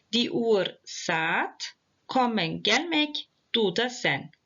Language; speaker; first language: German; non-native, fluent; Turkish